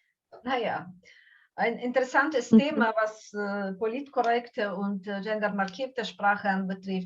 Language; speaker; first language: German; non-native, fluent; Ukrainian